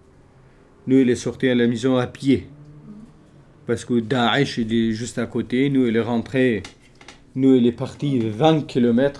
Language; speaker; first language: French; non-native, learner; Kurdish